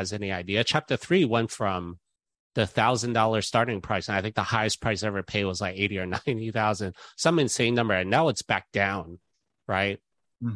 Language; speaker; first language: English; native; English